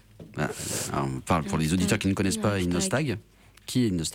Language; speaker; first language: French; native; French